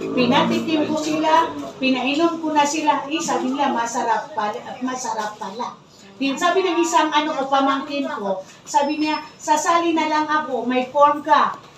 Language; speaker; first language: Filipino; non-native, local second language; Maranao